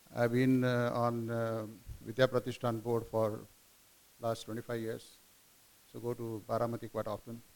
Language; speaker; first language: English; non-native, local second language; Marathi